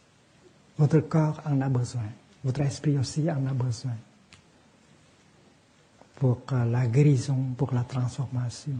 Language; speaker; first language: French; non-native, fluent; Vietnamese